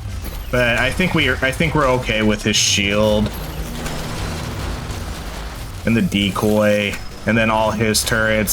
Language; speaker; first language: English; native; English